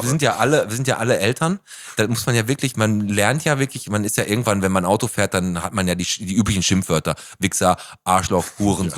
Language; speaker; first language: German; native; German